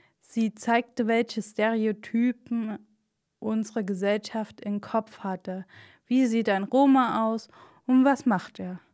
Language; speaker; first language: German; non-native, fluent; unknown